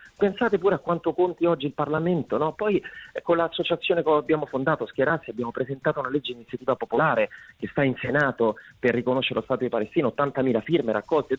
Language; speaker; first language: Italian; native; Italian